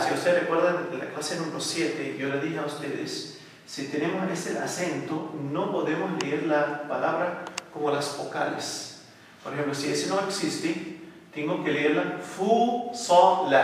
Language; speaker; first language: Spanish; non-native, fluent; Arabic